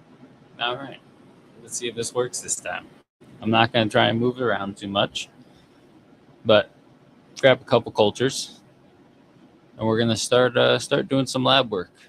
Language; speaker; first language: English; native; English